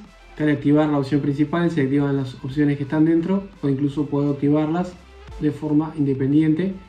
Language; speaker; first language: Spanish; native; Spanish